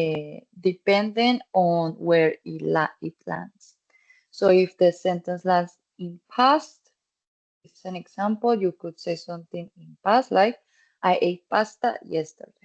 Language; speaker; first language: English; non-native, fluent; Spanish